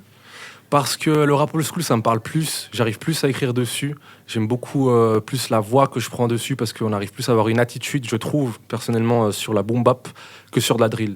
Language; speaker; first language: French; native; French